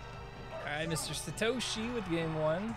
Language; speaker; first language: English; native; English